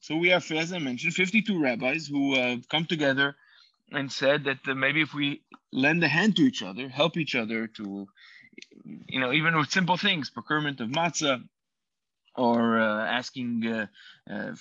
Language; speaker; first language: English; non-native, fluent; Hebrew